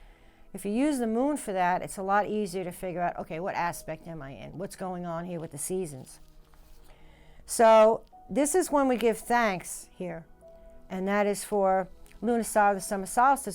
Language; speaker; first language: English; native; English